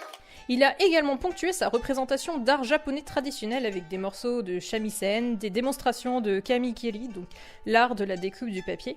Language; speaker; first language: French; native; French